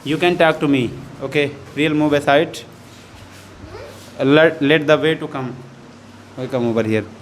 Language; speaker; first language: English; non-native, fluent; Hindi